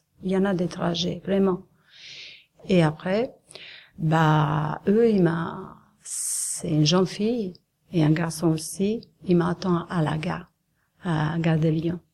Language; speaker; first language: French; non-native, learner; Serbian